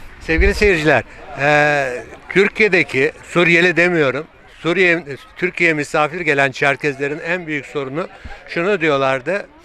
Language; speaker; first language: Turkish; native; Turkish